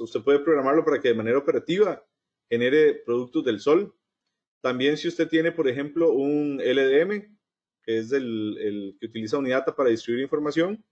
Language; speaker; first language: Spanish; native; Spanish